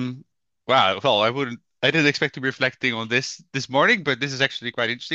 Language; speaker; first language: English; non-native, fluent; Dutch